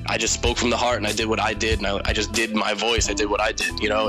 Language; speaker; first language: English; native; English